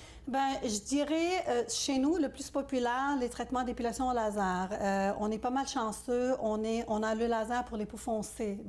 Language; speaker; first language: French; native; French